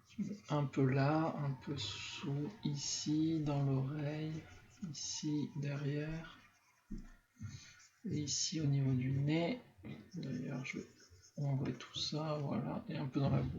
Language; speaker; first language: French; native; French